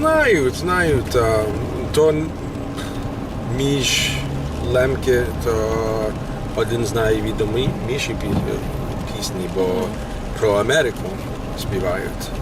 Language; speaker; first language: Ukrainian; early bilingual, heritage; Ukrainian